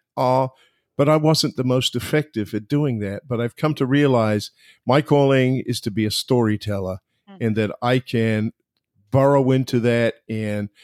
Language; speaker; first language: English; native; English